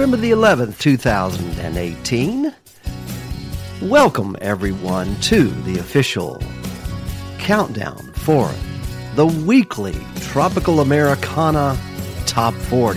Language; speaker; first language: English; native; English